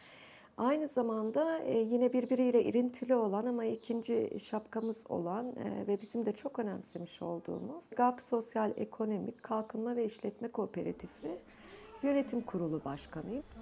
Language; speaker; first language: Turkish; native; Turkish